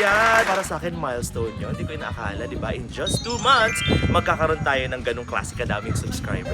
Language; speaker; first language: Filipino; non-native, local second language; Bikol